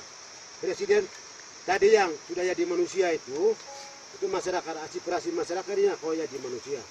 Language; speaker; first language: Indonesian; non-native, local second language; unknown